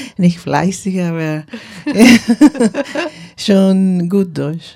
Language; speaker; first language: German; non-native, learner; Spanish